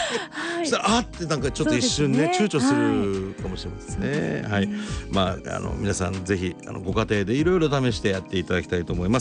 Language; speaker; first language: Japanese; native; Japanese